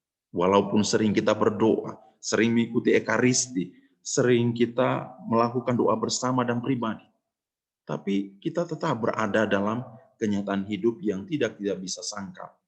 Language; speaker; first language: Indonesian; native; Indonesian